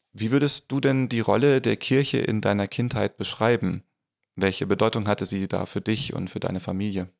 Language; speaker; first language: German; native; German